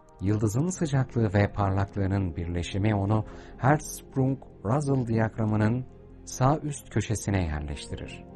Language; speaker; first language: Turkish; native; Turkish